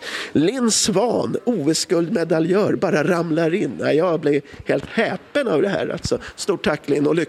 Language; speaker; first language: Swedish; native; Swedish